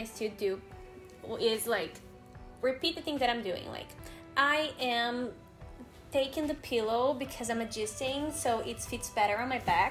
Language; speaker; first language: English; non-native, fluent; Portuguese